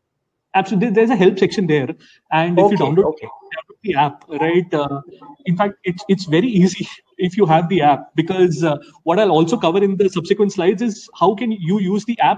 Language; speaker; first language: English; non-native, local second language; Hindi